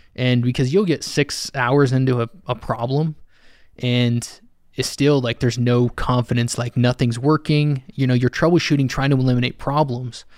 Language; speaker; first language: English; native; English